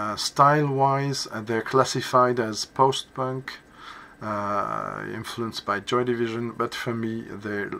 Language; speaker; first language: English; non-native, fluent; French